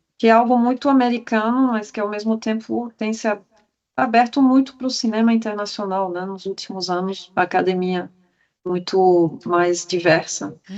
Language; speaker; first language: Portuguese; non-native, fluent; French